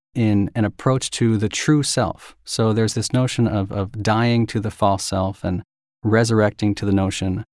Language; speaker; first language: English; native; English